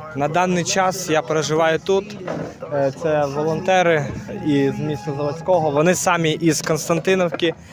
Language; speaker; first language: Ukrainian; non-native, local second language; Russian